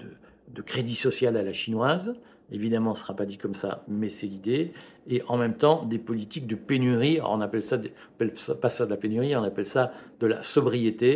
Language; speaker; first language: French; native; French